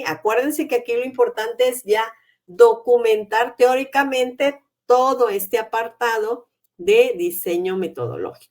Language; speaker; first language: Spanish; native; Spanish